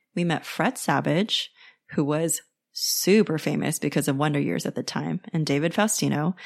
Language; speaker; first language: English; native; English